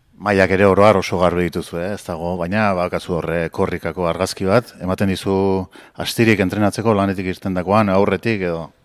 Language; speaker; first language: Basque; native; Basque